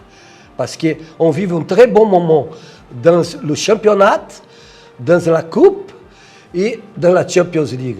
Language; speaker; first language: French; non-native, fluent; Portuguese